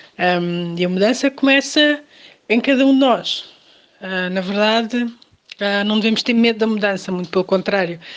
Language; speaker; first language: Portuguese; early bilingual, other home language; Kabuverdianu